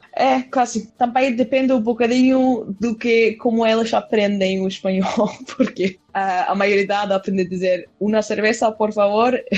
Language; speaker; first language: Portuguese; non-native, fluent; Icelandic